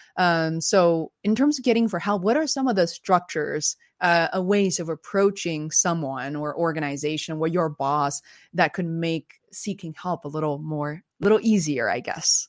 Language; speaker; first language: English; non-native, fluent; Chinese